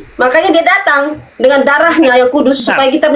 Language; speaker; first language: Indonesian; native; Indonesian